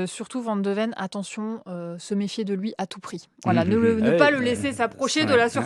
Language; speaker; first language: French; native; French